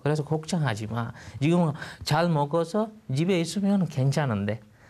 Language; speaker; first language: Korean; non-native, learner; Divehi